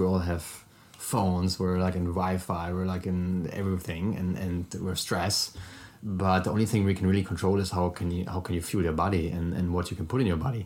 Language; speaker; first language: English; non-native, fluent; German